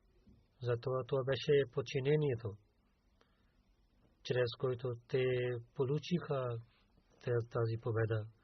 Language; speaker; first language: Bulgarian; non-native, learner; Urdu